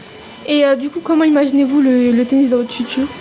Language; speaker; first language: French; native; French